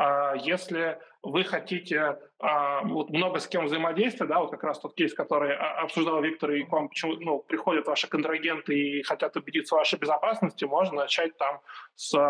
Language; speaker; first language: Russian; native; Russian